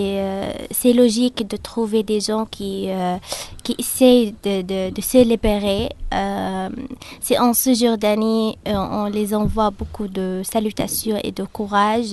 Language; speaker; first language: French; non-native, fluent; Arabic